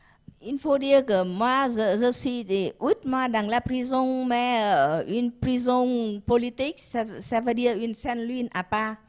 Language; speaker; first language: French; non-native, learner; Vietnamese